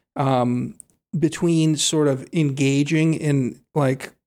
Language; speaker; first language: English; native; English